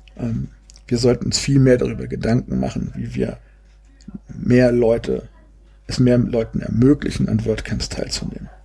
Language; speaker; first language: German; native; German